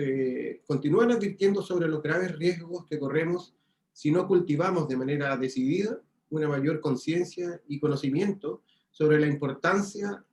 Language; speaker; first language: Spanish; native; Spanish